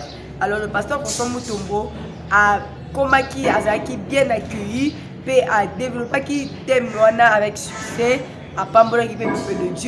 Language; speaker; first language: French; non-native, local second language; Lingala